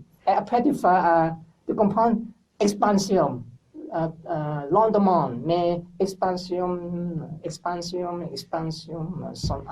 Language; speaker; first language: French; non-native, learner; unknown